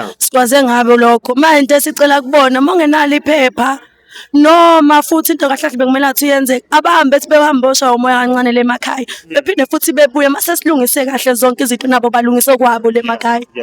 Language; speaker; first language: Zulu; native; Zulu